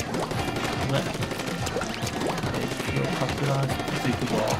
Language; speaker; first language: Japanese; native; Japanese